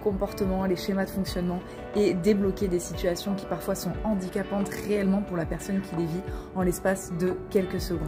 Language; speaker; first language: French; native; French